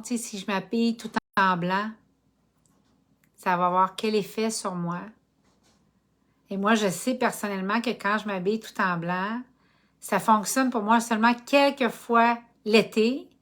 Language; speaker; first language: French; native; French